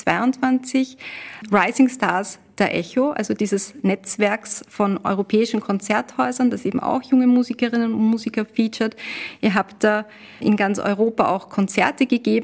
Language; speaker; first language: German; native; German